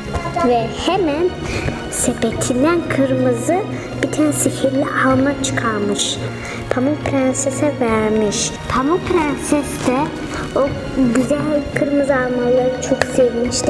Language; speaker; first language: Turkish; early bilingual, heritage; Turkish